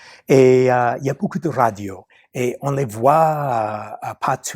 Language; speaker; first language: French; non-native, fluent; English